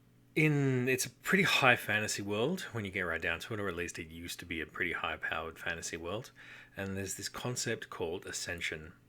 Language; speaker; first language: English; native; English